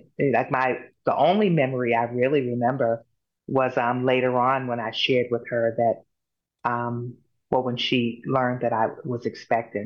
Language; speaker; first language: English; native; English